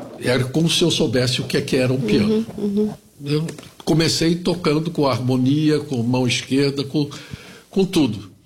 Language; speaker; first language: Portuguese; early bilingual, other home language; German